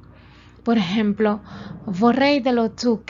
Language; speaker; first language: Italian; non-native, fluent; Spanish